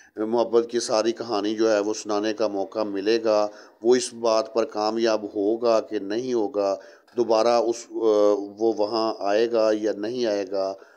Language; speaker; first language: Urdu; non-native, local second language; Punjabi